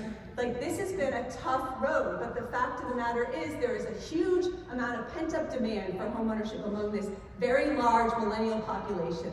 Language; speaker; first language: English; native; English